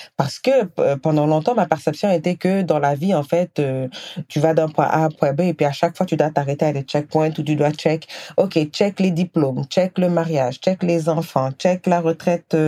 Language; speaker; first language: French; non-native, local second language; Wolof